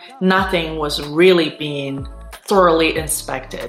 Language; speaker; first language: English; non-native, fluent; Chinese